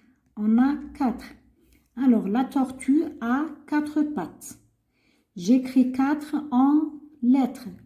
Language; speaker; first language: French; non-native, local second language; Arabic